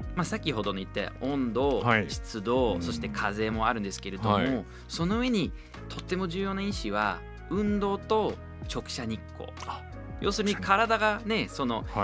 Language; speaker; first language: Japanese; non-native, fluent; English